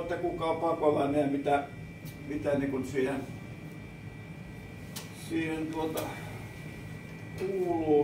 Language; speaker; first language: Finnish; native; Finnish